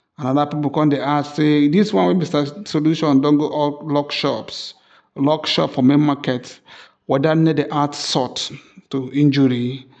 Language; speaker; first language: Nigerian Pidgin; non-native, local second language; Igbo